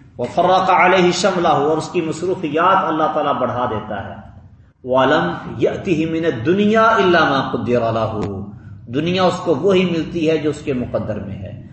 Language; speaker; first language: Urdu; non-native, local second language; Punjabi